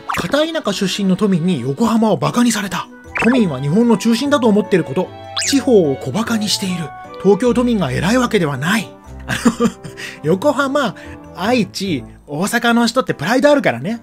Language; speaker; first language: Japanese; native; Japanese